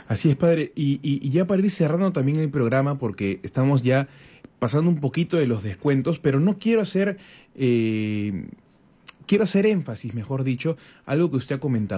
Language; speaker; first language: Spanish; native; Spanish